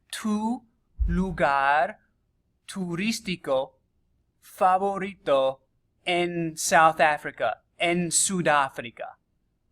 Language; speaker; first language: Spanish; non-native, fluent; English